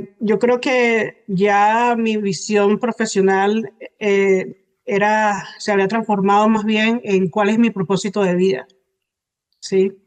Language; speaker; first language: Spanish; native; Spanish